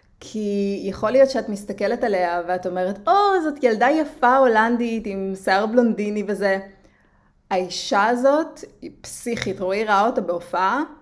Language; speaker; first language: Hebrew; native; Hebrew